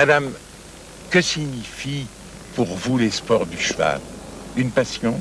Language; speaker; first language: French; early bilingual, other home language; Russian